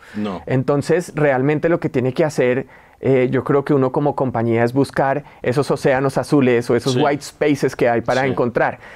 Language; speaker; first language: Spanish; native; Spanish